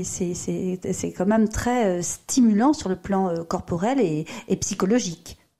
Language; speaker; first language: French; native; French